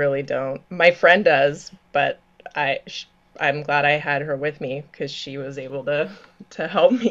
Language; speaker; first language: English; native; English